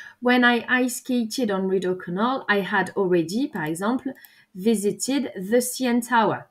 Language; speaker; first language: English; non-native, fluent; French